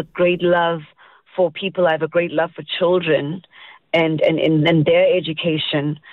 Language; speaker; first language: English; non-native, local second language; Zulu